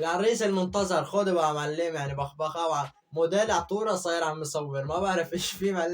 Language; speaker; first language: Arabic; native; Arabic